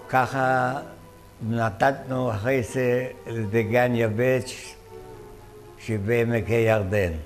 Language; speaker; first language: Hebrew; non-native, fluent; German